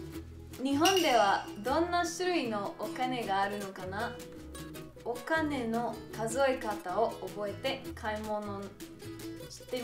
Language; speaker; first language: Japanese; non-native, learner; Spanish